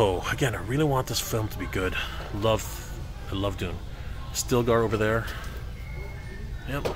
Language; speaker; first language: English; native; English